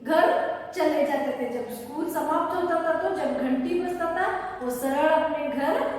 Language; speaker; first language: Hindi; non-native, local second language; Kannada